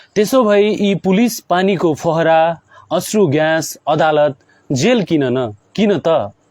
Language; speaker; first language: Nepali; non-native, local second language; Maithili